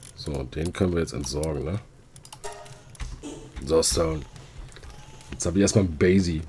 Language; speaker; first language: German; native; German